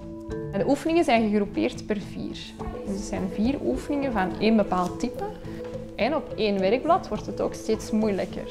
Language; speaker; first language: Dutch; native; Dutch